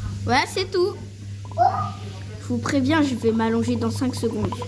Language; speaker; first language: French; native; French